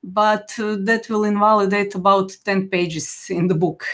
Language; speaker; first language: English; non-native, fluent; Croatian